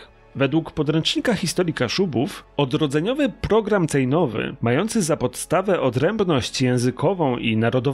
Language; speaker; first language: Polish; native; Polish